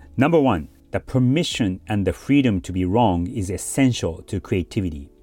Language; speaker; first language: English; early bilingual, other home language; Japanese